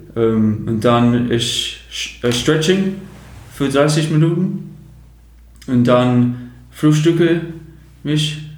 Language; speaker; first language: German; non-native, learner; English